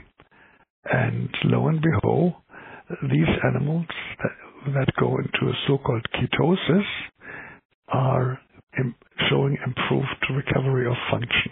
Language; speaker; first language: English; non-native, fluent; German